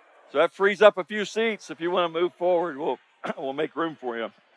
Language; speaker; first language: English; native; English